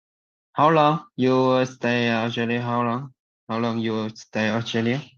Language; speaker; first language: English; non-native, learner; Vietnamese